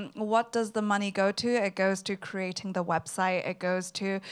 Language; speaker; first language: English; non-native, local second language; Cantonese